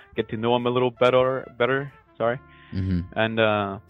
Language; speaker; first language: English; non-native, fluent; Macedonian